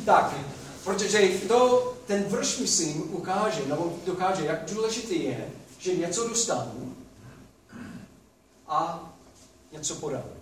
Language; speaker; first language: Czech; non-native, fluent; English